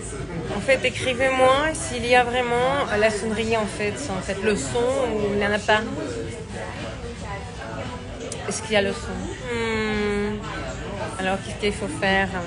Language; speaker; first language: French; non-native, fluent; Russian